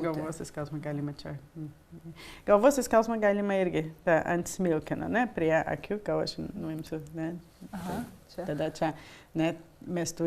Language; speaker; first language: Lithuanian; early bilingual, heritage; Lithuanian